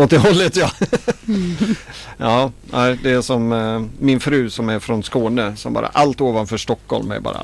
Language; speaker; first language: Swedish; native; Swedish